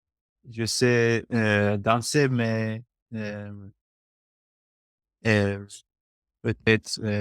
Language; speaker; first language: French; non-native, learner; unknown